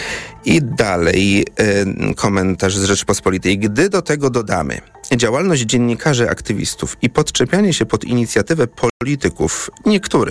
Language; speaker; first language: Polish; native; Polish